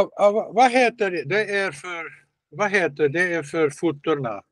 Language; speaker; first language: Swedish; non-native, learner; Russian